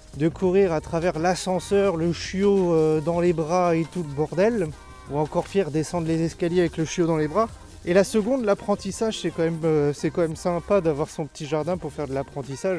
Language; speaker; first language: French; native; French